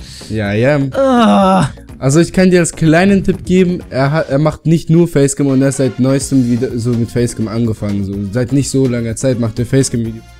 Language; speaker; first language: German; native; German